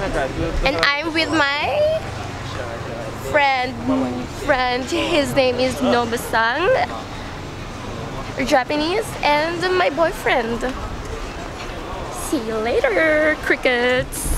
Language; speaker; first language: English; non-native, fluent; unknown